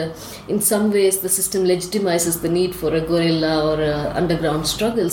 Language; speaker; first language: English; non-native, local second language; Tamil